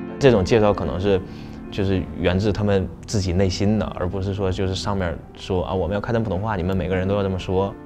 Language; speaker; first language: Chinese; native; Chinese